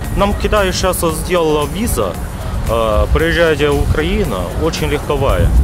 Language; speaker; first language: Ukrainian; non-native, learner; Chinese